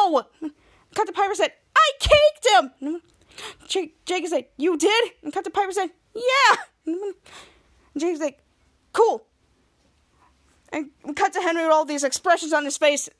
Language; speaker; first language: English; native; English